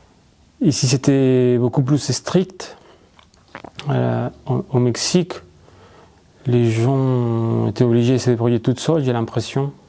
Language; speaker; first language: French; non-native, fluent; Spanish